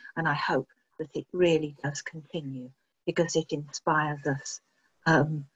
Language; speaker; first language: English; native; English